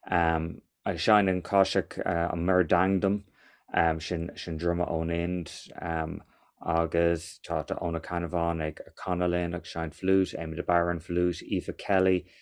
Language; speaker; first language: Irish; non-native, local second language; English